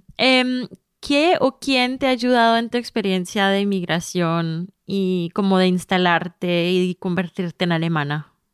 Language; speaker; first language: Spanish; early bilingual, heritage; Spanish